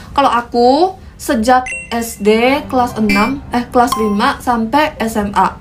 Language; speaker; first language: Indonesian; early bilingual, other home language; Korean